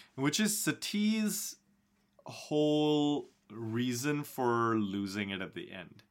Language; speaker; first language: English; non-native, local second language; Hindi